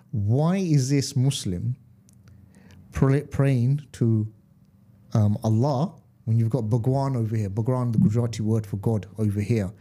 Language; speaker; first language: English; early bilingual, other home language; Hindi